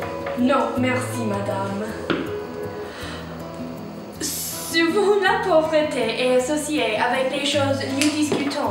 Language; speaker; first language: French; non-native, learner; English